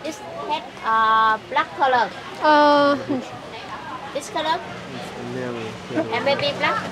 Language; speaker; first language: English; non-native, learner; Vietnamese